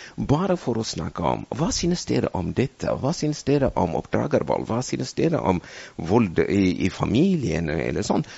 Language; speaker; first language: Norwegian; non-native, fluent; Amharic